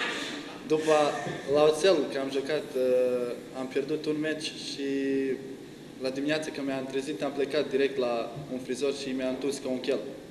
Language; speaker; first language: Romanian; non-native, learner; Bosnian